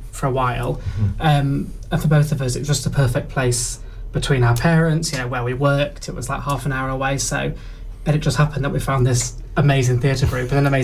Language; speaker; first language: English; native; English